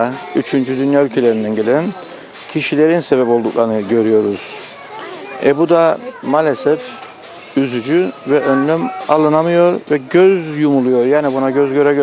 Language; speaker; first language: Turkish; native; Turkish